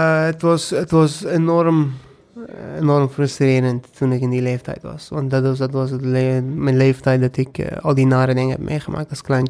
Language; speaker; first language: Dutch; non-native, fluent; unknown